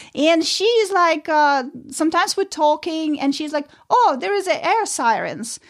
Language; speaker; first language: English; non-native, fluent; Ukrainian